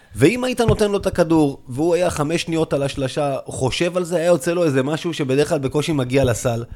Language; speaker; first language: Hebrew; native; Hebrew